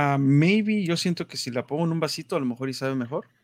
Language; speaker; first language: Spanish; early bilingual, other home language; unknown